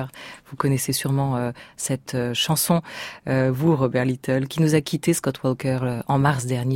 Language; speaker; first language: French; native; French